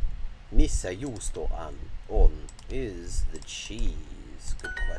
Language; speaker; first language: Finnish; non-native, learner; English